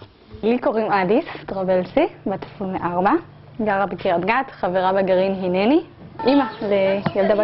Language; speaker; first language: Hebrew; early bilingual, other home language; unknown